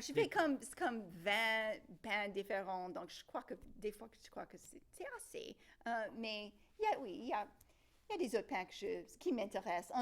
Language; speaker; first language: French; non-native, local second language; English